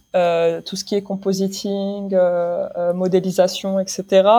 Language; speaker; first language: French; non-native, local second language; Arabic